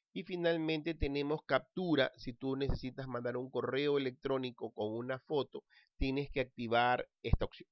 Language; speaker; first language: Spanish; native; Spanish